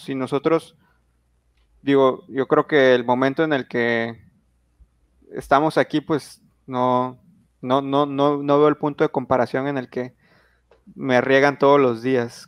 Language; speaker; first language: Spanish; native; Spanish